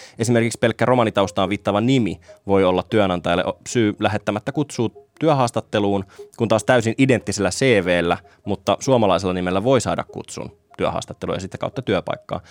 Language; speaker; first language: Finnish; native; Finnish